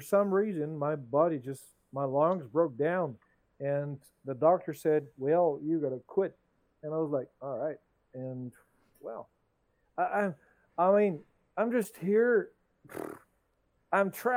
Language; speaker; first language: English; non-native, fluent; French